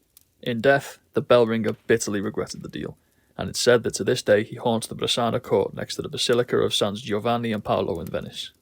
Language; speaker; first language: English; native; English